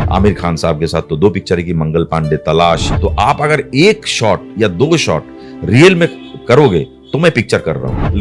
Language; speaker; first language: Hindi; non-native, local second language; Bangla